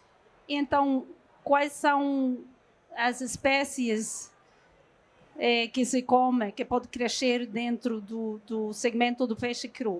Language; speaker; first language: Portuguese; non-native, fluent; Norwegian